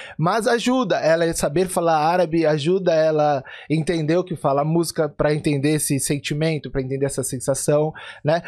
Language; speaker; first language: Portuguese; native; Portuguese